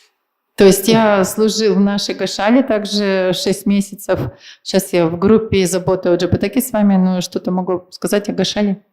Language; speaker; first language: Russian; native; Russian